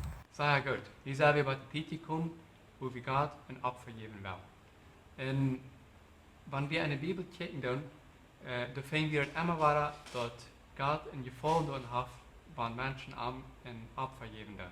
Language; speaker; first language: German; non-native, learner; Plautdietsch